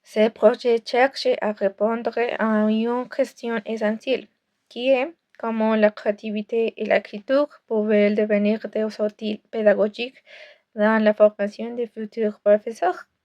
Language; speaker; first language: French; non-native, fluent; Spanish